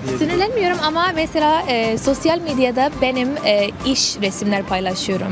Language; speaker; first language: Turkish; non-native, fluent; English